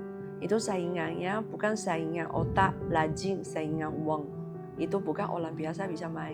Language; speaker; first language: Indonesian; non-native, learner; Chinese